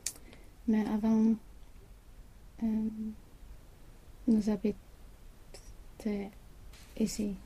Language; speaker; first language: French; non-native, learner; Swedish